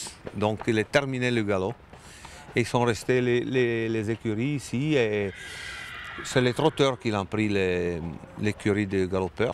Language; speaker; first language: French; non-native, learner; Italian